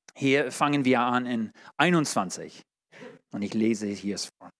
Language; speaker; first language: German; non-native, learner; English